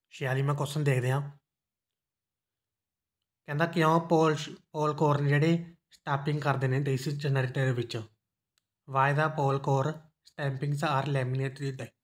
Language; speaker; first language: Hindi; non-native, local second language; Punjabi